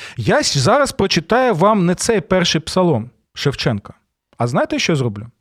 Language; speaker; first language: Ukrainian; non-native, local second language; Russian